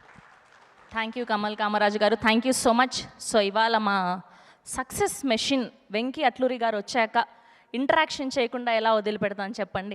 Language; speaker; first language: Telugu; native; Telugu